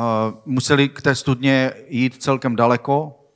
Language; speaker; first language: Czech; non-native, learner; Swedish